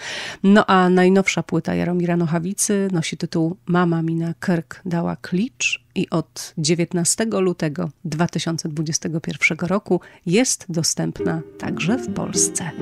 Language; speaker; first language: Polish; native; Polish